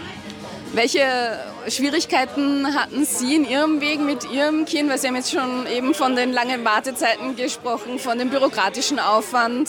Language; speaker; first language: German; native; German